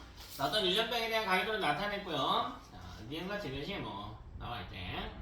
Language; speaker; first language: Korean; native; Korean